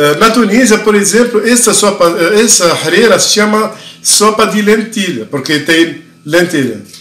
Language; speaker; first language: Portuguese; non-native, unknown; Arabic